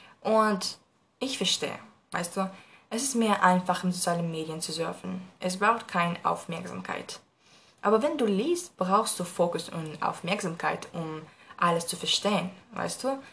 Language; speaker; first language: German; non-native, learner; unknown